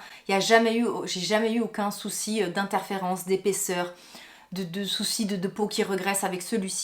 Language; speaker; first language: French; native; French